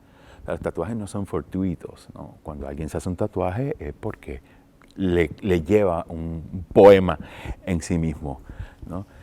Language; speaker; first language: Spanish; native; Spanish